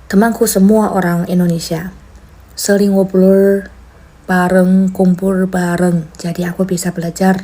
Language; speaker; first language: Indonesian; non-native, fluent; Chinese